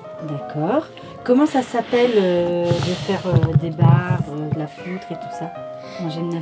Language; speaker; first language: French; native; French